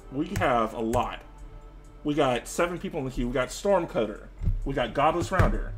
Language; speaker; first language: English; native; English